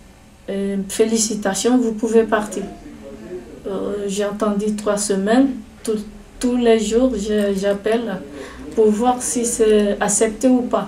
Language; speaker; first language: French; non-native, fluent; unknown